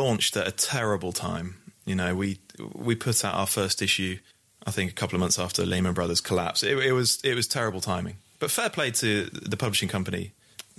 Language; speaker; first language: English; native; English